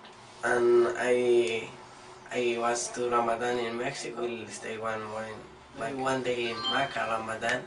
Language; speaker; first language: English; non-native, learner; Spanish